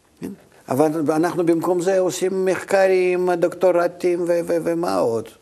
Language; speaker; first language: Hebrew; non-native, fluent; Russian